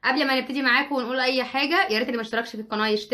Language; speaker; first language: Arabic; native; Arabic